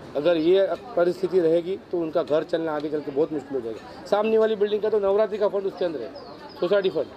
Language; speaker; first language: Hindi; non-native, local second language; Marathi